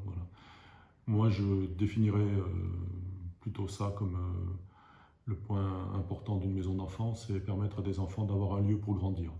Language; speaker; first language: French; native; French